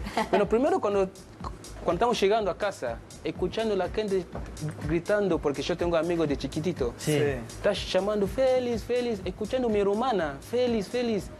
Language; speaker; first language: Spanish; non-native, learner; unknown